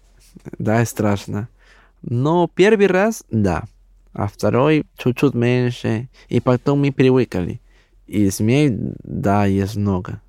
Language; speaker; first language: Russian; non-native, learner; Spanish